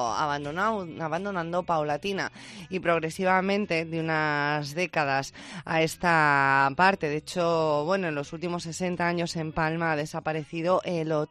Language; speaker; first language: Spanish; native; Spanish